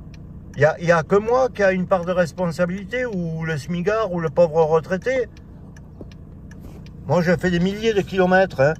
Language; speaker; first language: French; native; French